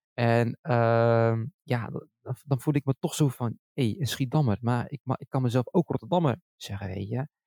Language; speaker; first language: Dutch; early bilingual, other home language; Arabic